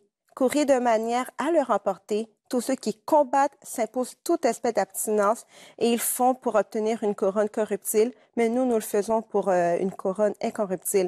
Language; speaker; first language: French; native; French